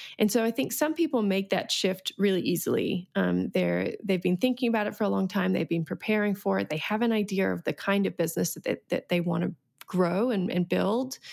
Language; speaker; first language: English; native; English